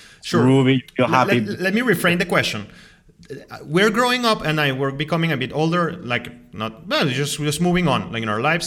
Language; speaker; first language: English; non-native, fluent; Spanish